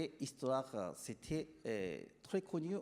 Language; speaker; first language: French; non-native, learner; Japanese